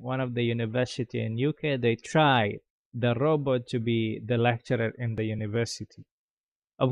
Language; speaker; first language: English; non-native, fluent; Indonesian